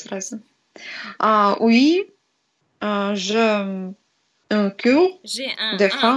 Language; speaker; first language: French; non-native, learner; Russian